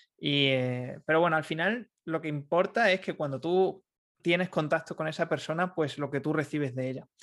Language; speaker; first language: Spanish; native; Spanish